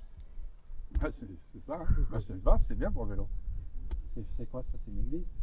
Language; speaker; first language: French; native; French